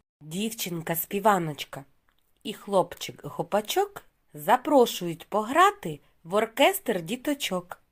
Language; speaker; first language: Ukrainian; native; Ukrainian